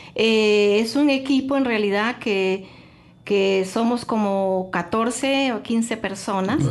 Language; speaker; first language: Spanish; native; Spanish